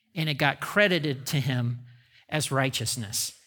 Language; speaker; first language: English; native; English